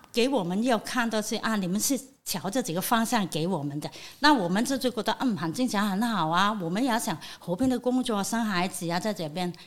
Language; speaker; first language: Chinese; non-native, fluent; Cantonese